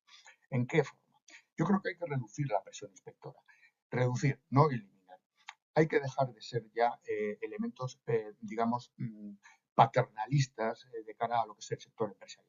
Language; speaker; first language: Spanish; native; Spanish